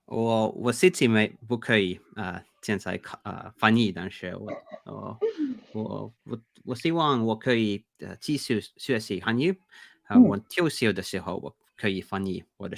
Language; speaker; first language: Chinese; non-native, learner; Finnish